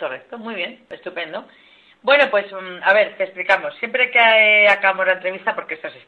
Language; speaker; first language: Spanish; native; Spanish